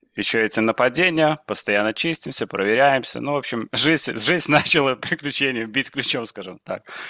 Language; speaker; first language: Russian; non-native, local second language; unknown